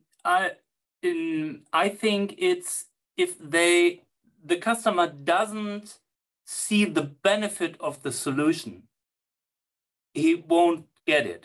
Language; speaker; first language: English; non-native, fluent; German